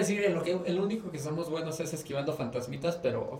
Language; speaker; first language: Spanish; native; Spanish